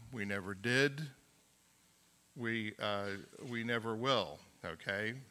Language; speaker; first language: English; native; English